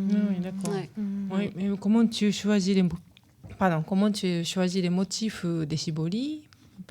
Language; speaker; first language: French; non-native, learner; Japanese